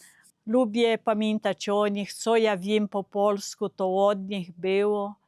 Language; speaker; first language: Polish; early bilingual, heritage; Polish